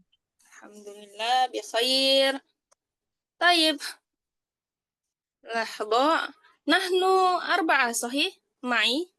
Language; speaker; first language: Arabic; non-native, fluent; Indonesian